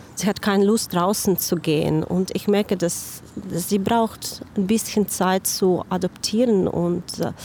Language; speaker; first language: German; non-native, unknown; Ukrainian